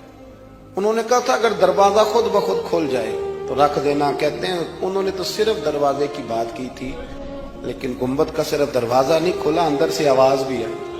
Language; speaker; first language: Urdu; non-native, local second language; Punjabi